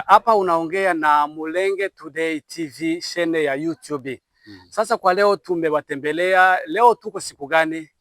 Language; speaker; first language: Swahili; non-native, local second language; Kinyarwanda